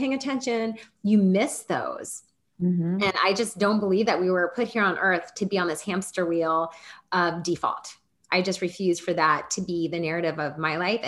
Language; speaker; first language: English; native; English